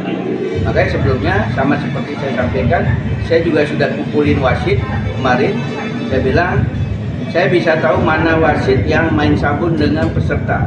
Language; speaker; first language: Indonesian; native; Indonesian